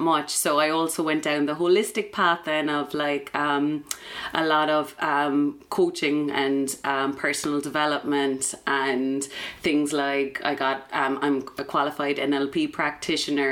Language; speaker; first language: English; native; English